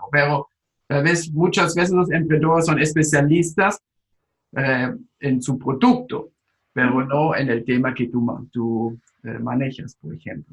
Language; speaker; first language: Spanish; non-native, fluent; German